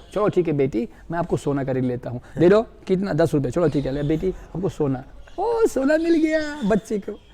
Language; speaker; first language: Hindi; non-native, fluent; Russian